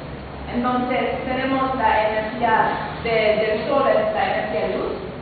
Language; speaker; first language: Spanish; non-native, fluent; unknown